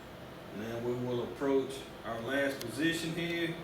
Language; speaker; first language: English; native; English